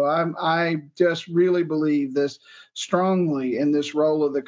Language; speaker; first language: English; native; English